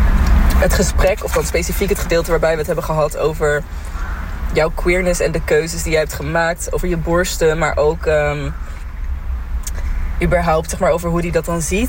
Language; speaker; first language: Dutch; native; Dutch